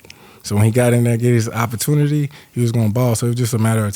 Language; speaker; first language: English; native; English